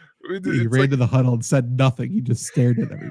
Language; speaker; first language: English; native; English